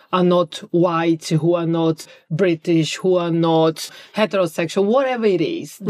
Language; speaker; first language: English; non-native, fluent; Portuguese